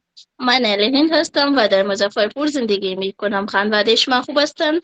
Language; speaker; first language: Persian; non-native, learner; Urdu